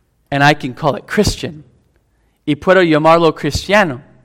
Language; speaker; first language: Spanish; non-native, fluent; English